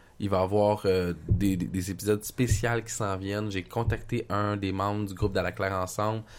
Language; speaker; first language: French; native; French